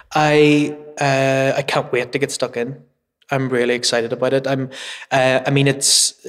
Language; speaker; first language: English; native; English